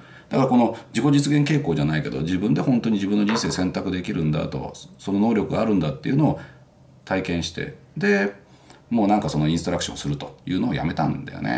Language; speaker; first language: Japanese; native; Japanese